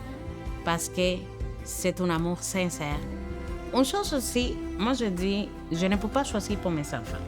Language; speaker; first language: French; non-native, fluent; Spanish